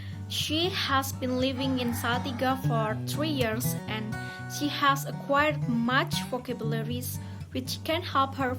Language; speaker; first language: English; non-native, learner; Indonesian